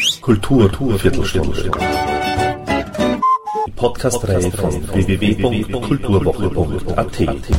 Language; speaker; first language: German; native; German